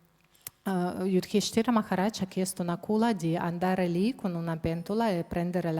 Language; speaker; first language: Italian; non-native, fluent; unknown